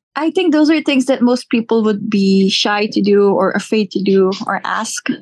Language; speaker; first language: English; non-native, local second language; Filipino